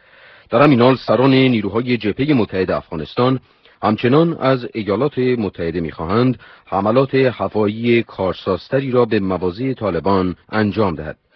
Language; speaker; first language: Persian; native; Persian